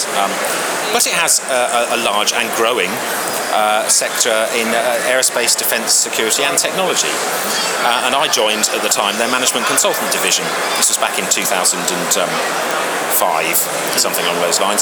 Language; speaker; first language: English; native; English